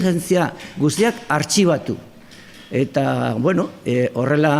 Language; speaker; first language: Basque; non-native, local second language; Spanish